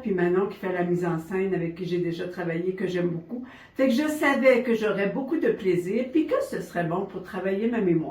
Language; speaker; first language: French; native; French